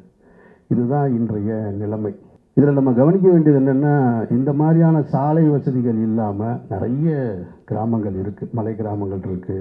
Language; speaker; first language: Tamil; native; Tamil